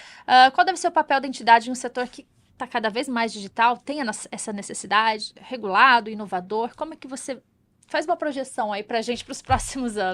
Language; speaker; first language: Portuguese; native; Portuguese